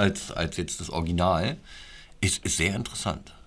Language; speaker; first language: German; native; German